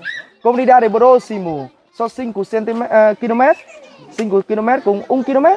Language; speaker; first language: Portuguese; non-native, learner; Vietnamese